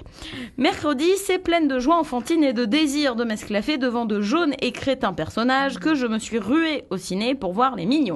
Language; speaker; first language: French; native; French